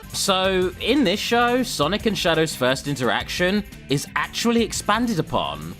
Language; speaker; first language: English; native; English